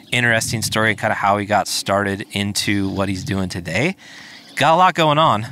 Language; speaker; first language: English; native; English